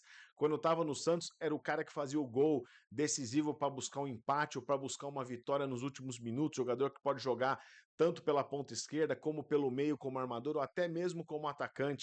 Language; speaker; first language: Portuguese; native; Portuguese